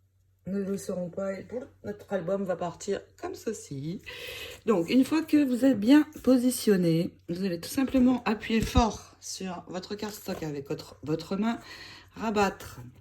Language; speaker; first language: French; native; French